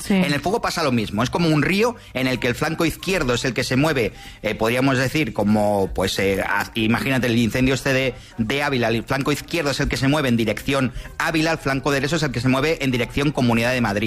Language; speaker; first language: Spanish; native; Spanish